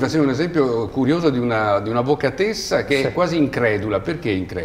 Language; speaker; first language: Italian; native; Italian